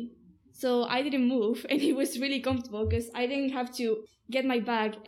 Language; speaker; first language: English; non-native, fluent; Spanish